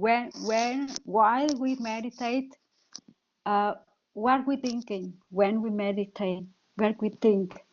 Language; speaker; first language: English; non-native, learner; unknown